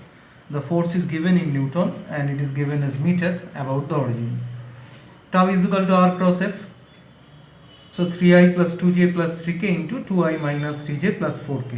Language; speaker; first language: English; non-native, local second language; Bangla